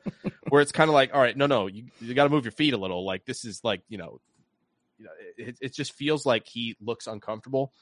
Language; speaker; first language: English; native; English